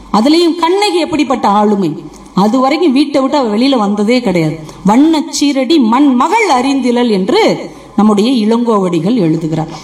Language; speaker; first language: Tamil; native; Tamil